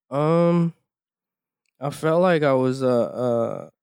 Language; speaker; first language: English; early bilingual, other home language; Iloko